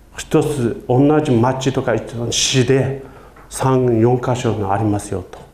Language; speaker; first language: Japanese; non-native, fluent; Uyghur